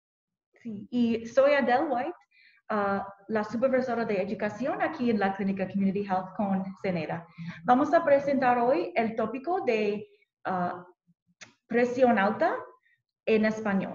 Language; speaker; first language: Spanish; non-native, learner; English